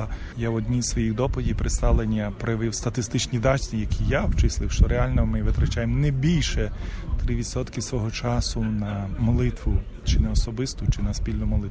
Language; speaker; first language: Ukrainian; native; Ukrainian